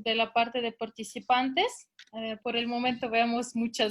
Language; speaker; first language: Spanish; native; Spanish